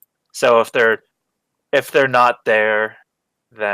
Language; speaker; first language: English; native; English